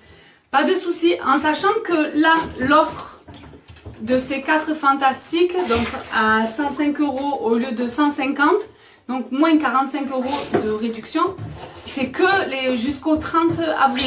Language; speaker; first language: French; native; French